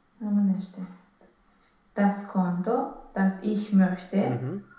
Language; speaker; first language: German; non-native, learner; Romanian